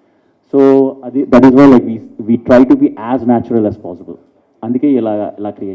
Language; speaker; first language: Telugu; early bilingual, heritage; English